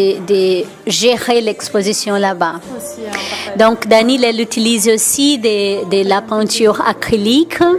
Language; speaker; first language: French; non-native, fluent; Portuguese